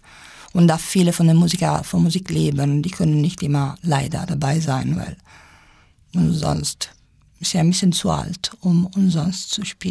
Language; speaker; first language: German; non-native, fluent; Italian